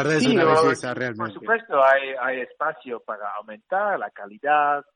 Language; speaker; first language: Spanish; non-native, learner; Dutch